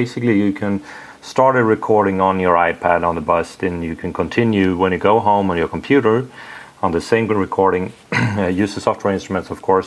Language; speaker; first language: English; non-native, fluent; Swedish